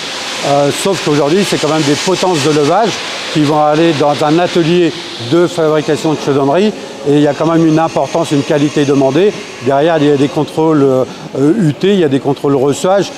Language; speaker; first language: French; native; French